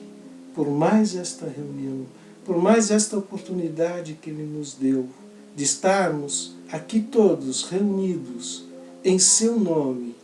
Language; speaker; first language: Portuguese; native; Portuguese